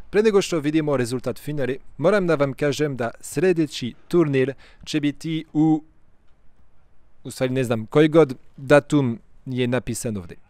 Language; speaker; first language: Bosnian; non-native, fluent; French